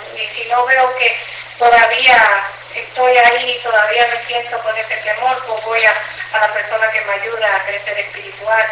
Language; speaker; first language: Spanish; native; Spanish